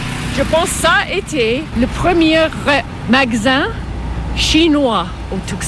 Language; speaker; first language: French; non-native, fluent; English